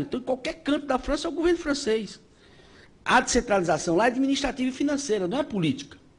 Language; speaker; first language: Portuguese; native; Portuguese